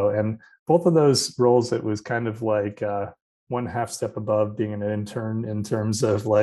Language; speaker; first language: English; native; English